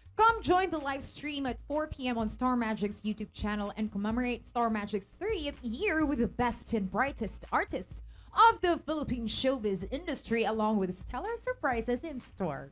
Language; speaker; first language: English; non-native, local second language; Filipino